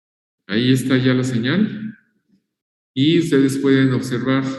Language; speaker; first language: Spanish; native; Spanish